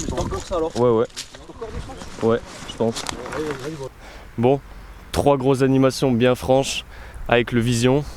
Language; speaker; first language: French; native; French